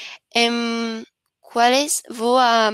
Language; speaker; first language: Spanish; non-native, learner; French